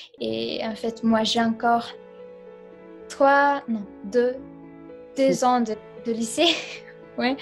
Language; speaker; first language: French; non-native, fluent; Italian